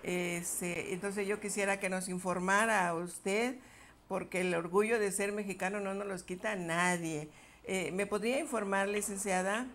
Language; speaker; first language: Spanish; native; Spanish